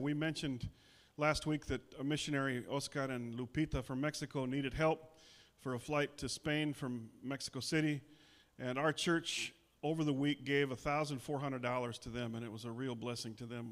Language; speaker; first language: English; native; English